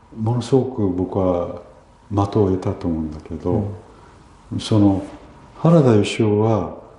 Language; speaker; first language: Japanese; early bilingual, other home language; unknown